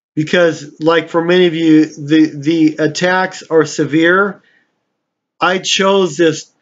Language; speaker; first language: English; native; English